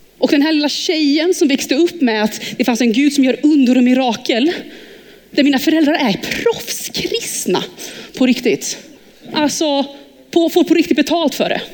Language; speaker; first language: Swedish; early bilingual, heritage; Swedish